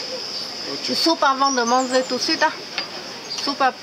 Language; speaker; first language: French; native; French